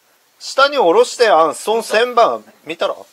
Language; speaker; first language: Japanese; native; Japanese